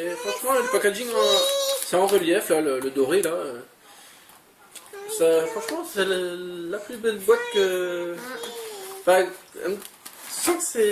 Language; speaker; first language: French; native; French